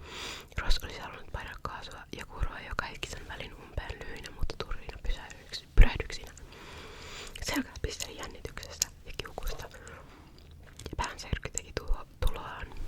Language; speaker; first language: Finnish; native; Finnish